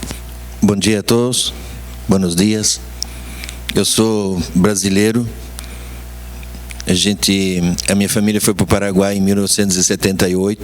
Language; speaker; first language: Portuguese; early bilingual, heritage; Portuguese